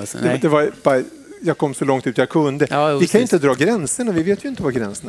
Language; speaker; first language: Swedish; native; Swedish